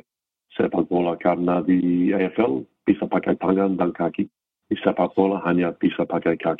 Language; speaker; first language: Indonesian; non-native, fluent; English